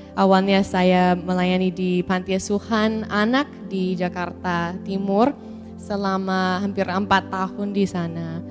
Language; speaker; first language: Indonesian; non-native, fluent; English